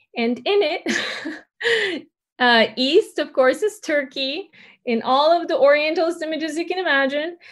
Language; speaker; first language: English; early bilingual, other home language; Turkish